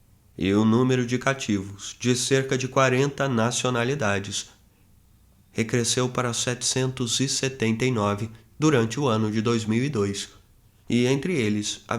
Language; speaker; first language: Portuguese; native; Portuguese